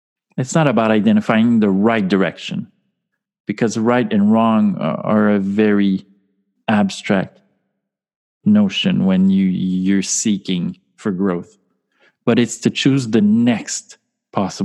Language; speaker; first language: English; non-native, fluent; French